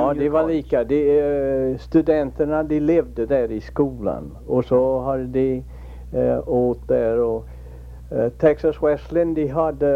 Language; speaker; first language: Swedish; early bilingual, heritage; Swedish